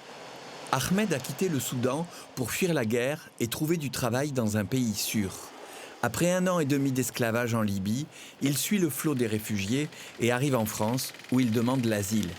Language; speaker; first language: French; native; French